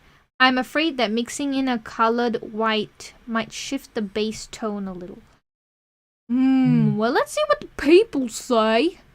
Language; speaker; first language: English; native; English